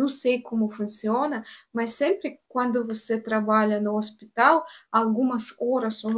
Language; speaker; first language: Portuguese; non-native, learner; Russian